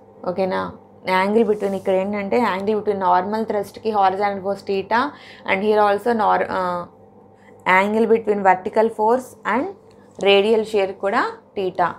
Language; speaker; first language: English; non-native, local second language; Telugu